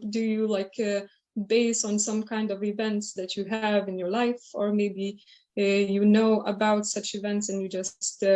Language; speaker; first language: English; non-native, fluent; Lithuanian